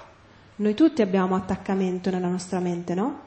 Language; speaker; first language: Italian; native; Italian